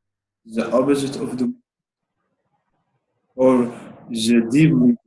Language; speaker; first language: English; non-native, learner; Arabic